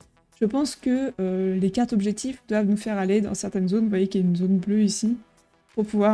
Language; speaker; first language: French; native; French